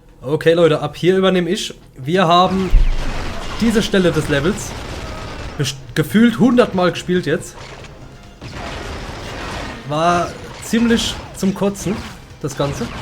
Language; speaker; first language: German; native; German